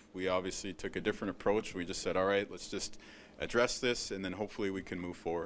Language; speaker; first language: English; native; English